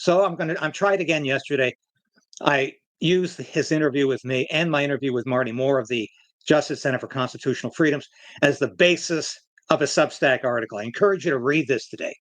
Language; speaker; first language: English; native; English